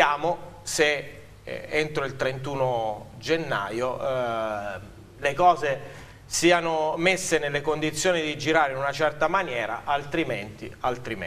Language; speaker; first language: Italian; native; Italian